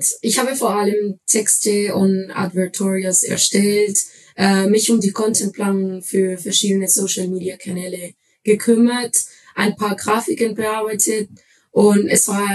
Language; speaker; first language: German; non-native, fluent; Spanish